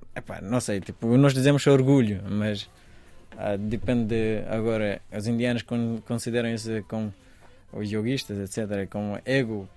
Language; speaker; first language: Portuguese; non-native, fluent; Persian